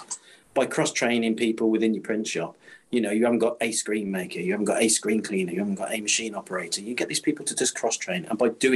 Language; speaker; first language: English; native; English